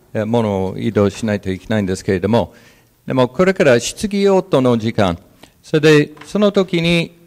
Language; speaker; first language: Japanese; non-native, fluent; English